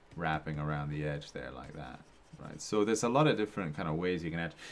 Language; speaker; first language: English; native; English